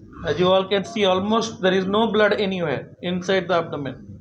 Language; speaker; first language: English; non-native, local second language; Telugu